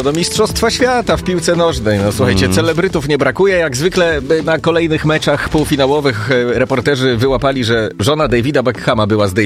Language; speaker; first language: Polish; native; Polish